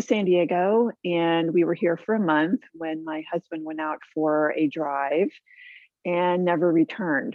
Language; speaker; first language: English; native; English